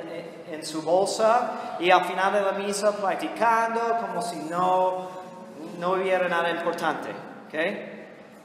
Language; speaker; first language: Spanish; non-native, fluent; English